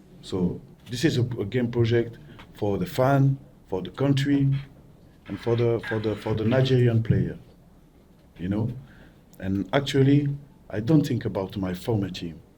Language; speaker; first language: English; non-native, learner; French